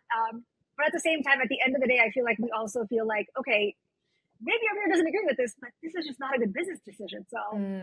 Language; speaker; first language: English; native; English